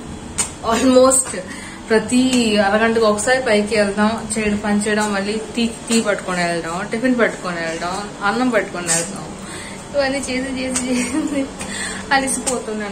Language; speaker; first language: Telugu; native; Telugu